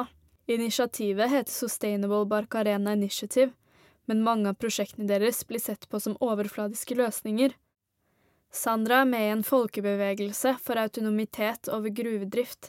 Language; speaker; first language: Norwegian; native; Norwegian